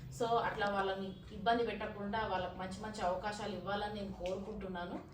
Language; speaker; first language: Telugu; native; Telugu